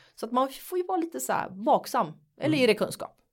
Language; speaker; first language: Swedish; native; Swedish